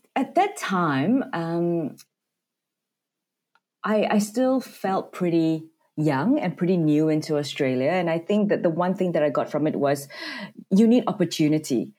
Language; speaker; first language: English; non-native, local second language; Cantonese